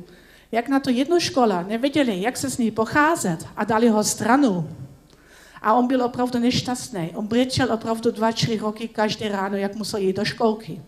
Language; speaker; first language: Czech; non-native, learner; Dutch